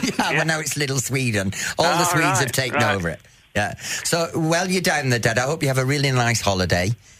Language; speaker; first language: English; native; English